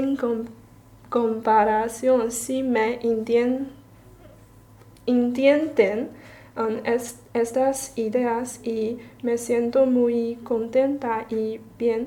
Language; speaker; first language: Spanish; non-native, learner; Chinese